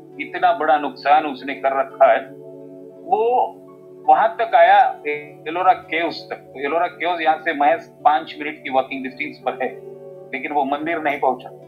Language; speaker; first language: Hindi; non-native, local second language; Marathi